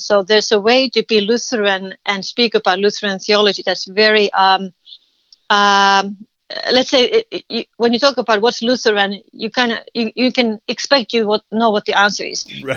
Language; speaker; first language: English; non-native, fluent; Finnish